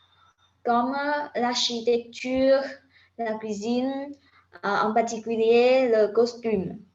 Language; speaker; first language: French; non-native, learner; Vietnamese